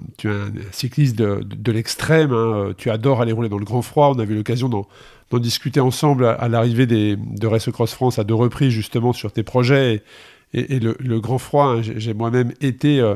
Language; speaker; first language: French; native; French